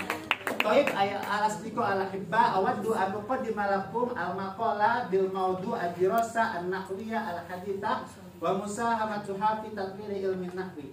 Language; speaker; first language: Arabic; non-native, fluent; Indonesian